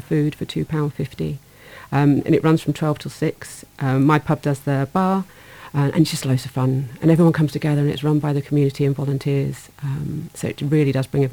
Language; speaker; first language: English; native; English